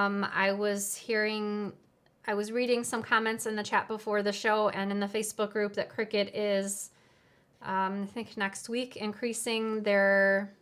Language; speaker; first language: English; native; English